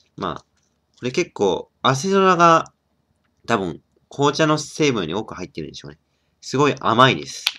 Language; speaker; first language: Japanese; native; Japanese